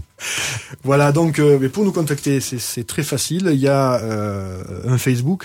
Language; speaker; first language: French; native; French